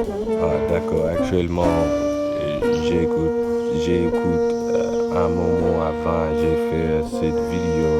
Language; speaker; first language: French; non-native, learner; English